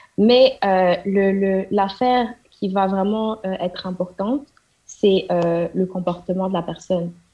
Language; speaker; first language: French; non-native, local second language; Wolof